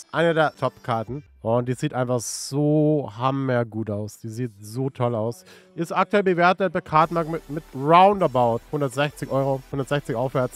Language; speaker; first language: German; native; German